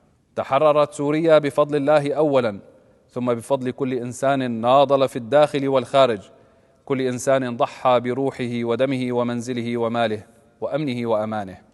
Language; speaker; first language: Arabic; native; Arabic